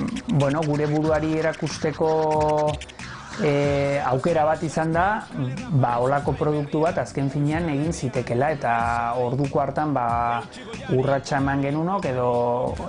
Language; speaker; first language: Basque; native; Basque